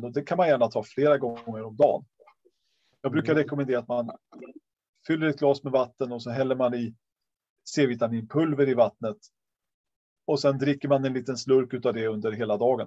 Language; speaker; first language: Swedish; native; Swedish